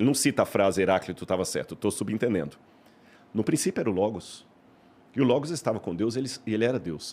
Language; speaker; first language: Portuguese; native; Portuguese